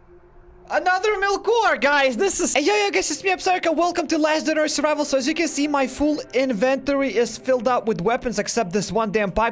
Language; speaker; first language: English; non-native, fluent; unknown